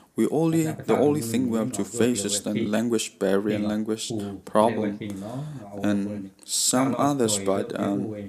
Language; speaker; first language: English; non-native, fluent; Burmese